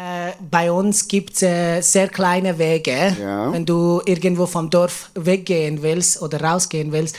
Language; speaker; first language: German; non-native, learner; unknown